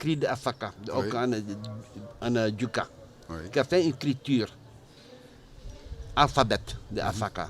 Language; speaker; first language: French; non-native, learner; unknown